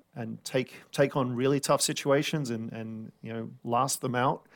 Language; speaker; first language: English; native; English